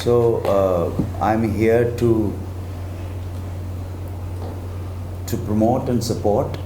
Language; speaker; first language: Hindi; native; Hindi